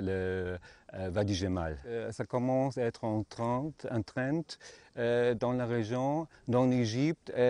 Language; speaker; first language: French; non-native, learner; Arabic